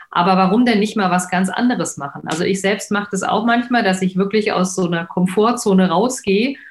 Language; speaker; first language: German; native; German